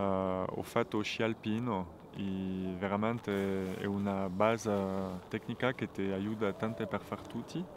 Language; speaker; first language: Italian; non-native, fluent; French